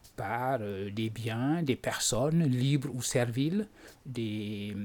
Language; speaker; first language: French; non-native, local second language; Wolof